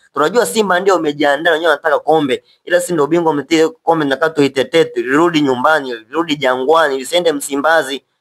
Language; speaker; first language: Swahili; native; Swahili